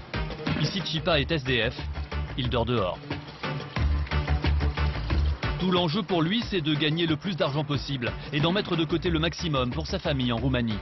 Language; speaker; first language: French; native; French